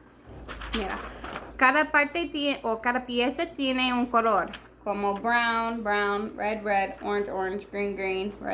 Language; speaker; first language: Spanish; non-native, learner; English